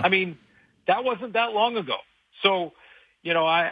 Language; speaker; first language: English; native; English